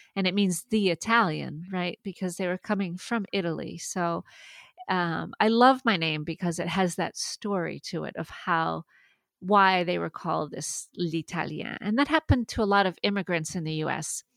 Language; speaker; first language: English; early bilingual, other home language; French